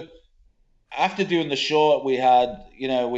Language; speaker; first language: English; native; English